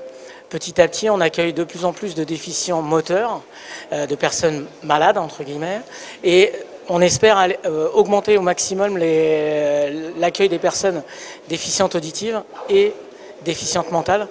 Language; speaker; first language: French; native; French